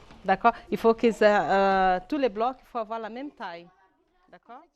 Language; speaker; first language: French; non-native, fluent; Portuguese